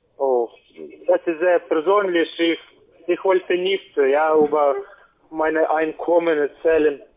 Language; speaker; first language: German; non-native, learner; Polish